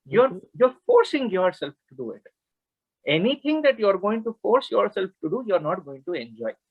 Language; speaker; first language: English; non-native, local second language; Kannada